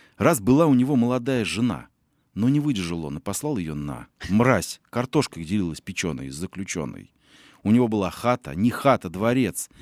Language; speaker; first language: Russian; native; Russian